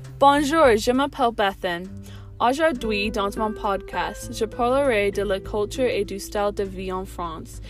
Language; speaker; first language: French; non-native, learner; English